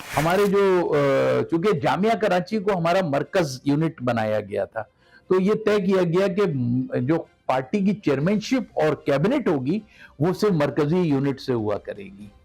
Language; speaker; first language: Urdu; native; Urdu